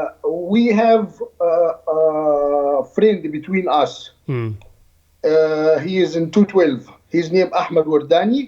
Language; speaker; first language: English; non-native, learner; Arabic